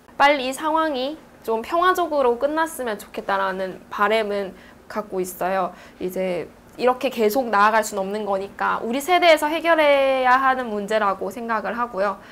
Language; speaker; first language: Korean; native; Korean